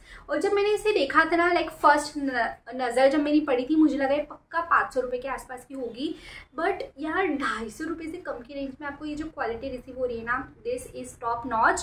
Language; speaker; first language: Hindi; native; Hindi